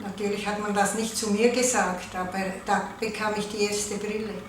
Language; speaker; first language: German; non-native, local second language; Italian